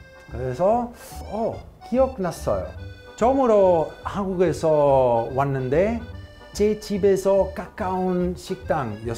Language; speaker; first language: Korean; non-native, learner; Italian